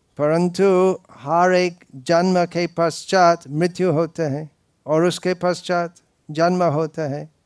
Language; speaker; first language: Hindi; non-native, fluent; English